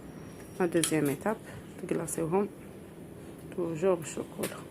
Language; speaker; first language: Arabic; native; Arabic